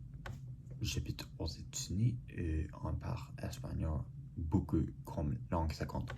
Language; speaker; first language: French; non-native, learner; English